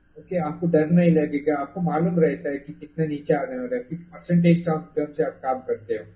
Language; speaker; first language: Hindi; non-native, local second language; Kannada